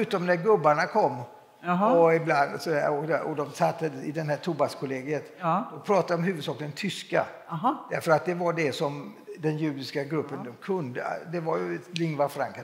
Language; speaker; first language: Swedish; native; Swedish